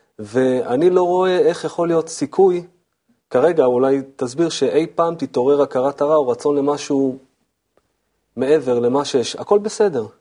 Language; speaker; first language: Hebrew; native; Hebrew